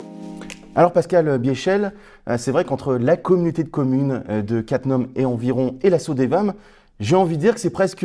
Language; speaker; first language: French; native; French